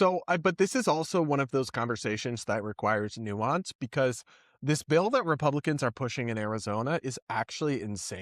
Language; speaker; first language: English; native; English